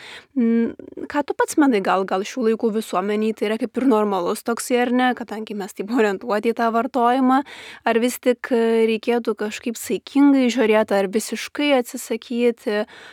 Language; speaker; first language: Lithuanian; native; Lithuanian